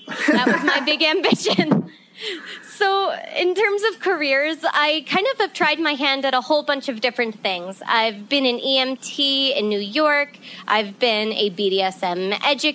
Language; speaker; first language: English; native; English